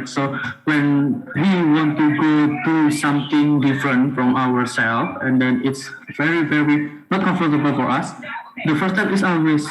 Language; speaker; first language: English; non-native, local second language; Indonesian